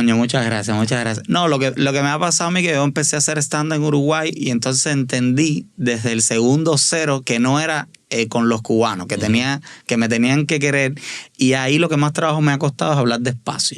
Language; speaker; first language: Spanish; native; Spanish